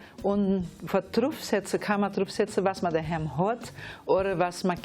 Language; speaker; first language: German; native; German